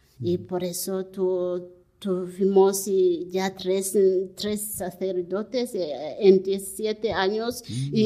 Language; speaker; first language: Spanish; non-native, learner; Kinyarwanda